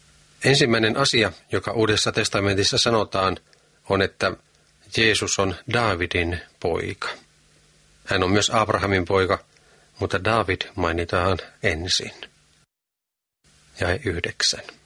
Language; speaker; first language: Finnish; native; Finnish